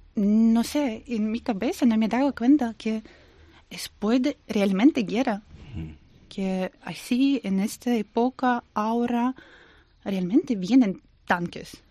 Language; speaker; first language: Spanish; non-native, learner; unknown